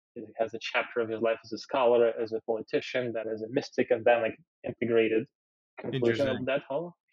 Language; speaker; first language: English; early bilingual, other home language; Ukrainian